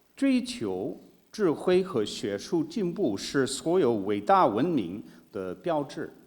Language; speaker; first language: Chinese; non-native, fluent; English